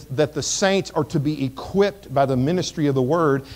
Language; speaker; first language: English; native; English